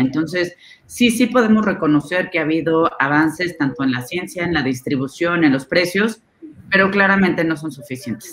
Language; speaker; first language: Spanish; native; Spanish